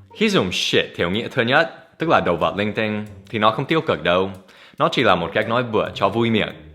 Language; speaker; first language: Vietnamese; non-native, fluent; English